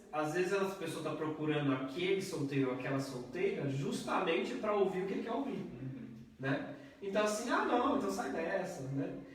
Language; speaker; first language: Portuguese; native; Portuguese